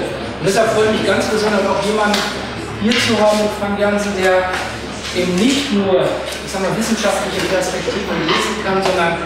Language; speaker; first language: German; native; German